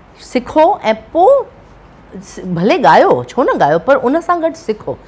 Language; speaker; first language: Sindhi; early bilingual, heritage; Sindhi